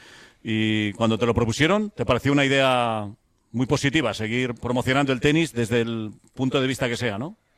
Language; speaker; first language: Spanish; native; Spanish